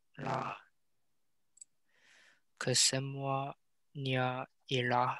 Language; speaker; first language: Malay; non-native, learner; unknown